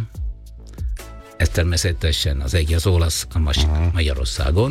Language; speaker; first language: Hungarian; non-native, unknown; Italian